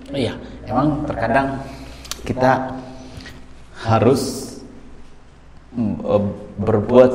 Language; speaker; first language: Indonesian; native; Indonesian